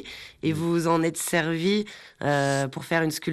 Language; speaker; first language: French; native; French